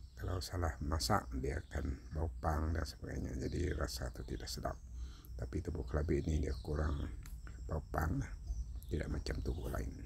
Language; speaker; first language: Malay; non-native, local second language; Iban